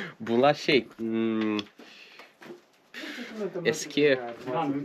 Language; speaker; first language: Turkish; non-native, fluent; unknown